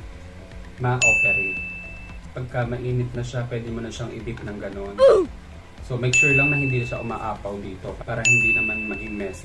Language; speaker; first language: Filipino; native; Filipino